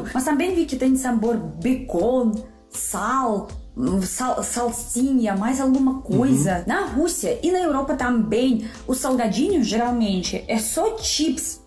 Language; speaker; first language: Portuguese; non-native, fluent; Russian